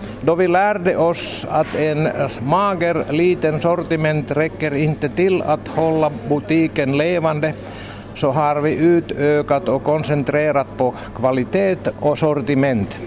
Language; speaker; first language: Swedish; non-native, local second language; Finnish